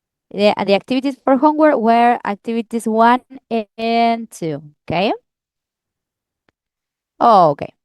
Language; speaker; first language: English; non-native, fluent; Spanish